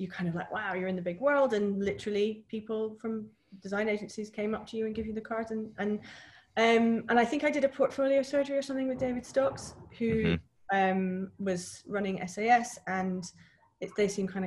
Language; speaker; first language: English; native; English